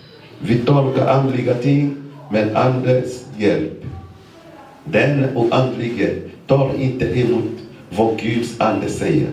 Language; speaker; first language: Swedish; non-native, fluent; Lingala